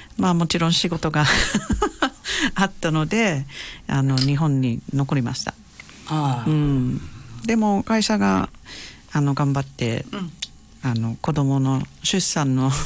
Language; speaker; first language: Japanese; non-native, fluent; English